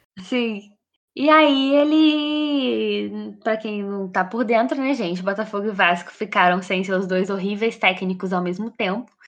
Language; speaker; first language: Portuguese; native; Portuguese